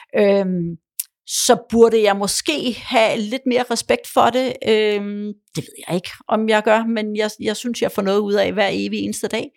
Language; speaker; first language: Danish; early bilingual, other home language; Polish